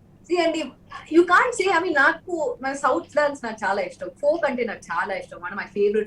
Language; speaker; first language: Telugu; non-native, local second language; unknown